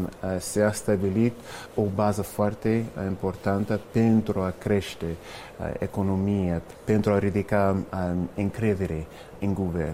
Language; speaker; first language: Romanian; non-native, fluent; English